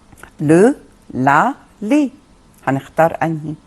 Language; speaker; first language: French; non-native, fluent; Arabic